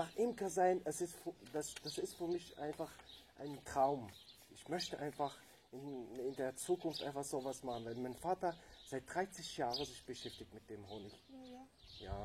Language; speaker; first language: German; non-native, fluent; Tajik